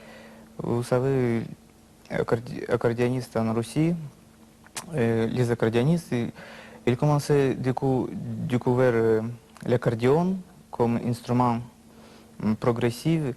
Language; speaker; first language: French; non-native, learner; Russian